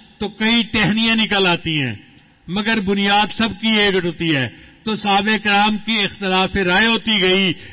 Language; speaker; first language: Urdu; non-native, local second language; Punjabi